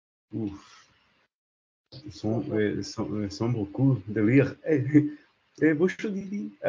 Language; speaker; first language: French; non-native, learner; English